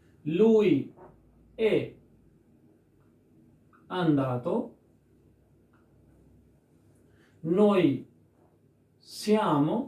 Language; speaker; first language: Italian; non-native, learner; Urdu